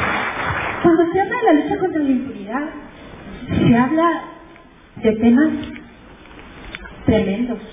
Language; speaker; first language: Spanish; native; Spanish